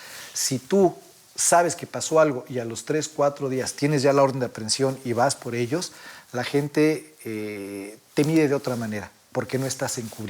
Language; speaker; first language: Spanish; native; Spanish